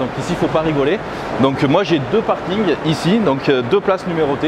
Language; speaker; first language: French; native; French